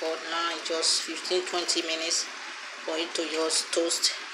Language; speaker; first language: English; non-native, local second language; Igbo